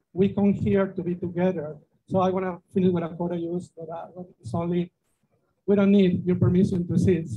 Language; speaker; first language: English; non-native, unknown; Spanish